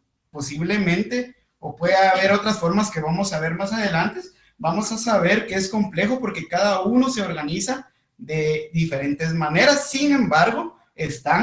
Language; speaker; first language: Spanish; native; Spanish